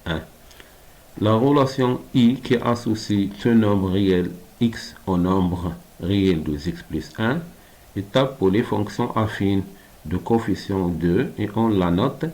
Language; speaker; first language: French; non-native, local second language; Arabic